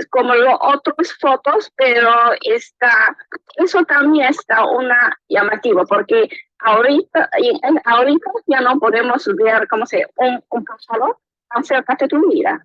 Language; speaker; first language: Spanish; non-native, learner; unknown